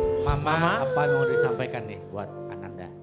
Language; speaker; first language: Indonesian; native; Indonesian